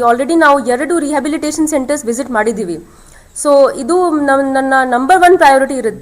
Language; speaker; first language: Kannada; non-native, local second language; Hindi